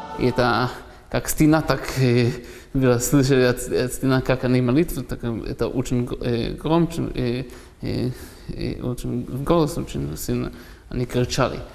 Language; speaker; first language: Russian; non-native, learner; Hebrew